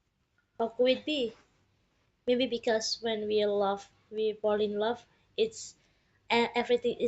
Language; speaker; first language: English; non-native, fluent; Indonesian